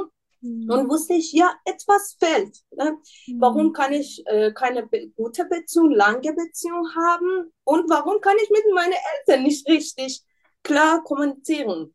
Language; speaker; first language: German; non-native, learner; Persian